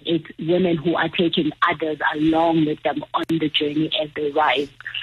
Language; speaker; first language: English; non-native, local second language; Xhosa